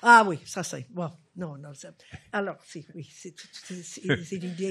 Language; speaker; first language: French; non-native, fluent; English